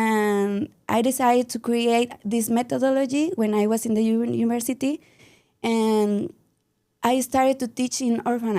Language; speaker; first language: English; non-native, learner; Spanish